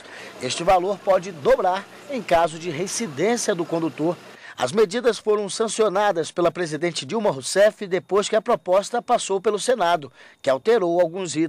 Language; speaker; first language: Portuguese; native; Portuguese